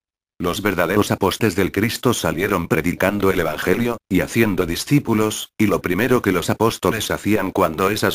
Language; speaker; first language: Spanish; native; Spanish